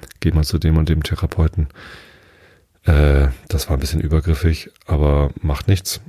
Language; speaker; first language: German; native; German